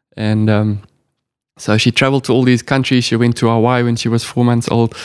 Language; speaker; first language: English; non-native, local second language; Afrikaans